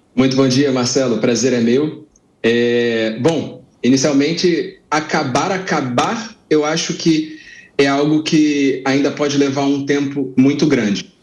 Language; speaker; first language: Portuguese; native; Portuguese